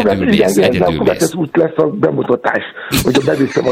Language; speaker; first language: Hungarian; non-native, fluent; Yoruba